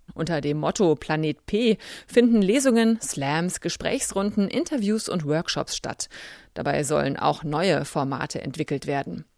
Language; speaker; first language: German; native; German